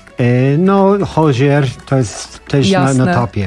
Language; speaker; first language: Polish; non-native, learner; English